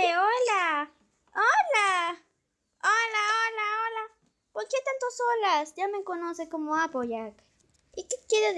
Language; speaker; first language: Spanish; native; Spanish